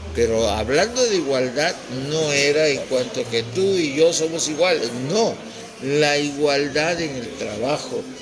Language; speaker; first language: Spanish; native; Spanish